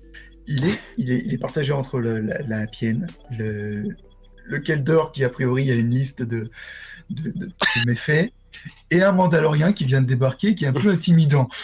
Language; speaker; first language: French; native; French